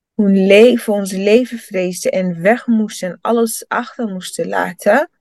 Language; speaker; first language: Dutch; early bilingual, other home language; Rundi